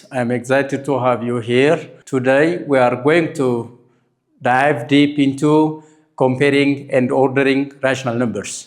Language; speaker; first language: English; non-native, local second language; Amharic